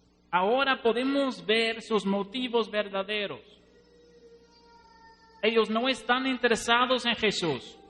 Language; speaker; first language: Spanish; non-native, fluent; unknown